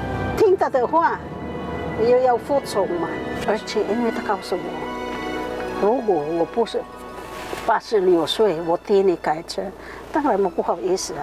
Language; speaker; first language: Chinese; non-native, fluent; Filipino